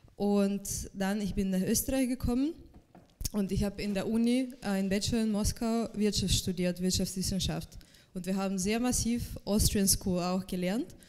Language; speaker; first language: German; non-native, fluent; Russian